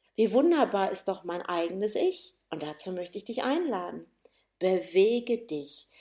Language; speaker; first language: German; native; German